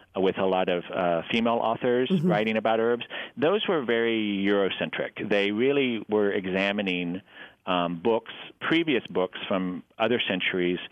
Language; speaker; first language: English; native; English